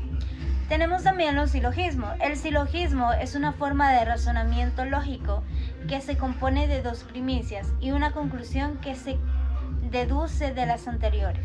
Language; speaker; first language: Spanish; native; Spanish